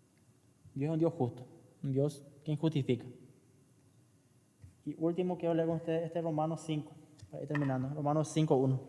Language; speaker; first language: Spanish; native; Spanish